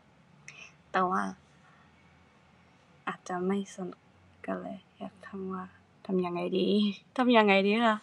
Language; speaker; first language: Thai; non-native, learner; Japanese